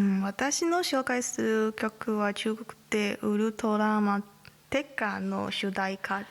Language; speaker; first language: Japanese; non-native, learner; Chinese